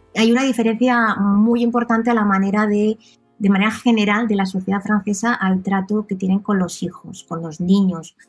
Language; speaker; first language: Spanish; non-native, local second language; Catalan